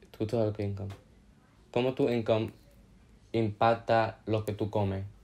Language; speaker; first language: Spanish; early bilingual, heritage; Spanish